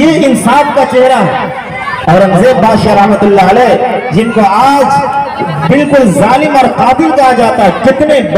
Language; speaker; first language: Urdu; native; Urdu